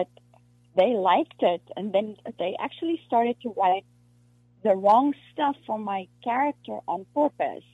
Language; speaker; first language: English; non-native, local second language; Afrikaans